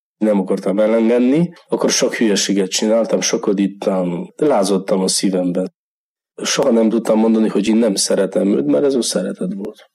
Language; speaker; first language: Hungarian; non-native, learner; Polish